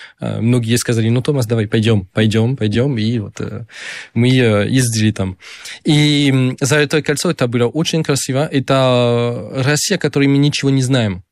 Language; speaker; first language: Russian; non-native, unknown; French